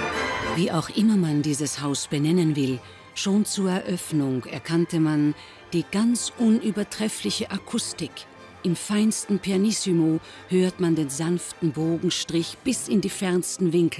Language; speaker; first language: German; native; German